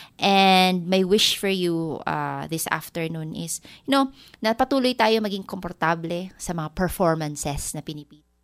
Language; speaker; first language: Filipino; non-native, local second language; Waray